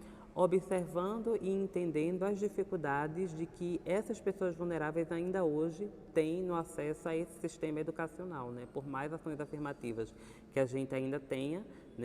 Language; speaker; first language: Portuguese; native; Portuguese